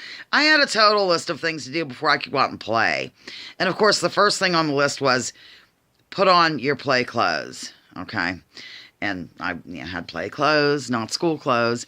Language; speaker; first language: English; native; English